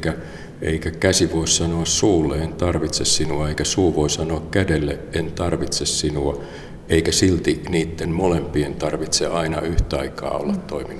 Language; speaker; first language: Finnish; native; Finnish